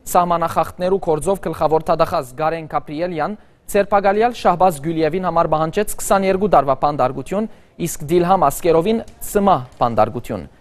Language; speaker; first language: Armenian; early bilingual, heritage; Armenian